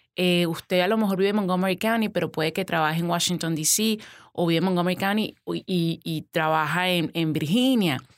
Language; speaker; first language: Spanish; native; Spanish